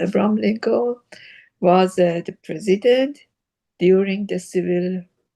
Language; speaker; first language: English; non-native, learner; Persian